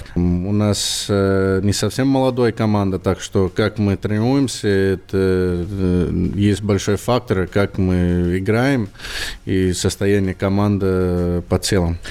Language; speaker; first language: Russian; non-native, learner; English